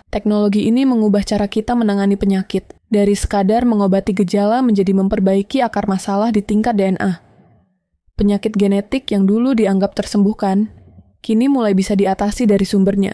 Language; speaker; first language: Indonesian; native; Indonesian